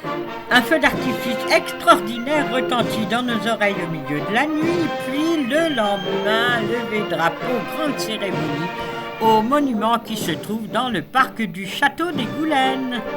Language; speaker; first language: French; native; French